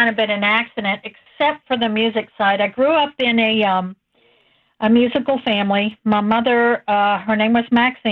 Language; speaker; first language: English; native; English